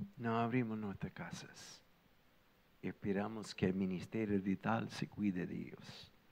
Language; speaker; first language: Spanish; non-native, fluent; English